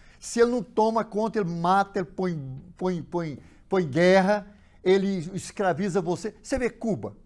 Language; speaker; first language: Portuguese; native; Portuguese